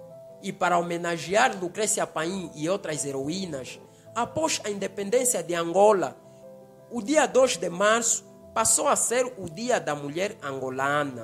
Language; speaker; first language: Portuguese; native; Portuguese